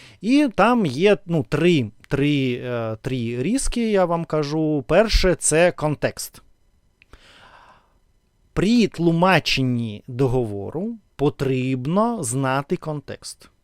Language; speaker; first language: Ukrainian; non-native, learner; Russian